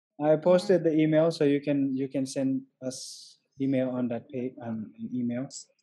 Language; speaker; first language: English; non-native, fluent; Thai